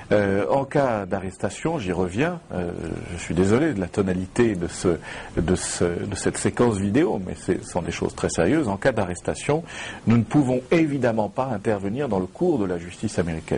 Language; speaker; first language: French; native; French